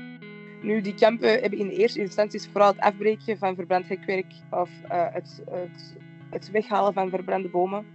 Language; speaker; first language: Dutch; native; Dutch